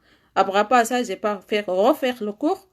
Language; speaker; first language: French; non-native, learner; Arabic